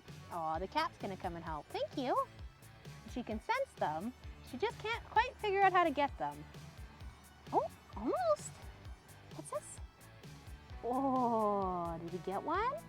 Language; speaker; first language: English; native; English